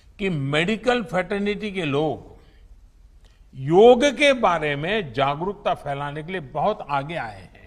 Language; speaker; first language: Hindi; native; Hindi